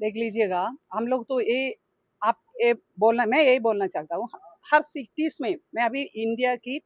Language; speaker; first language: Hindi; non-native, local second language; Malayalam